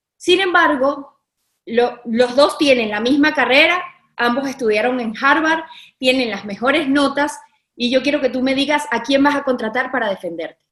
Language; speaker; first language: Spanish; native; Spanish